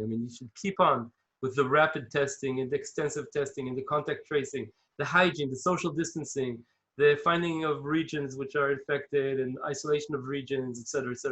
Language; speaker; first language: English; non-native, fluent; Hebrew